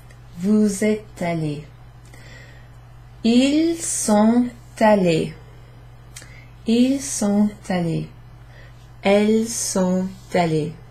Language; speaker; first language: French; non-native, fluent; English